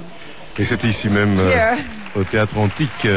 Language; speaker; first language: French; native; French